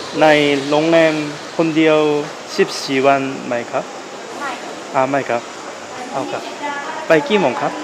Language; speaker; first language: Thai; non-native, learner; Korean